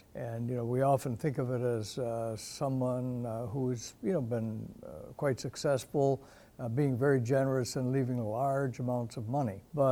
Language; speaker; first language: English; native; English